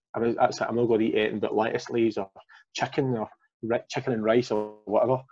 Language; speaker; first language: English; native; English